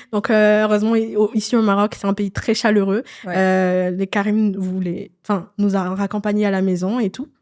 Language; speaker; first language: French; non-native, local second language; Malagasy